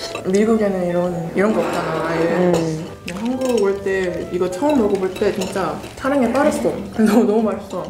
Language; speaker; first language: Korean; early bilingual, other home language; English